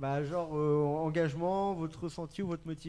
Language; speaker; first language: French; native; French